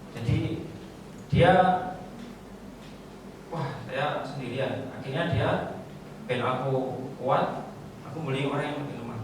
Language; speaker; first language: Indonesian; native; Indonesian